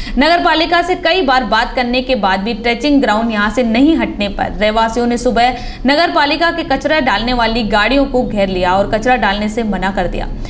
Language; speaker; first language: Hindi; native; Hindi